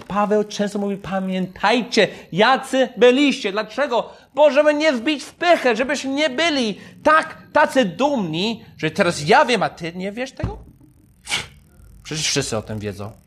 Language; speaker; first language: Polish; non-native, fluent; English